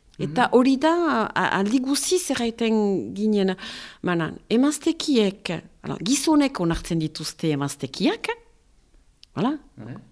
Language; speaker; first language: Basque; native; Basque